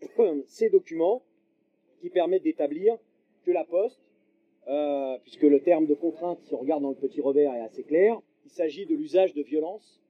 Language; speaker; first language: French; native; French